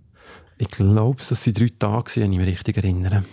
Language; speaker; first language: German; native; German